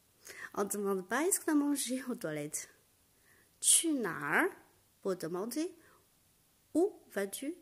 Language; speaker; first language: French; non-native, fluent; Chinese